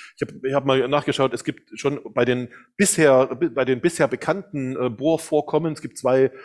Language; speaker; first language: German; native; German